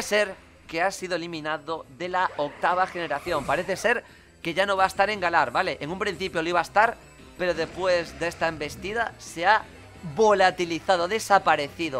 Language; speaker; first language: Spanish; native; Spanish